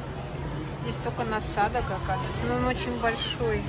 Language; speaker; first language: Russian; native; Russian